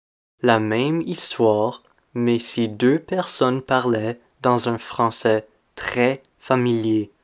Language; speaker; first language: French; non-native, fluent; English